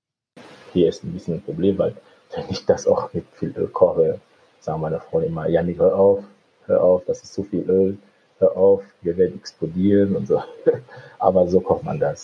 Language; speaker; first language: German; non-native, fluent; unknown